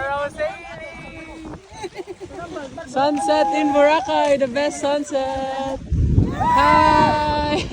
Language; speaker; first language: English; non-native, local second language; Cebuano